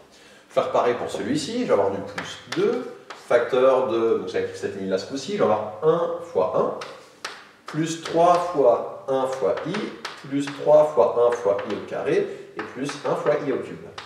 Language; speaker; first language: French; native; French